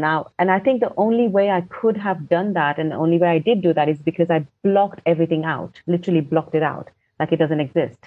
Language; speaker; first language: English; non-native, local second language; Gujarati